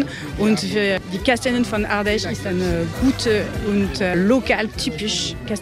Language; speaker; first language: German; non-native, learner; French